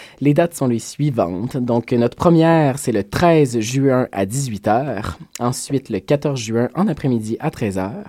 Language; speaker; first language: French; native; French